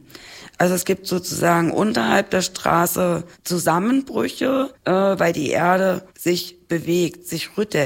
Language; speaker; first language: German; native; German